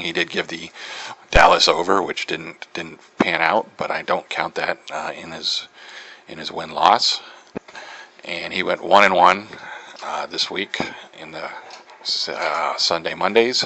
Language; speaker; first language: English; native; English